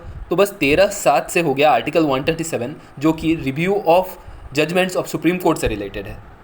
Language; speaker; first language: Hindi; native; Hindi